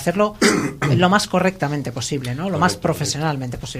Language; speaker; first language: Spanish; native; Spanish